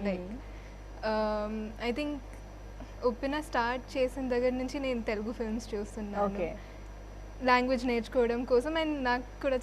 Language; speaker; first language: Telugu; non-native, fluent; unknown